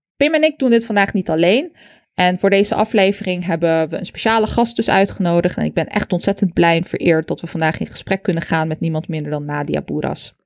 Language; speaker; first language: Dutch; early bilingual, other home language; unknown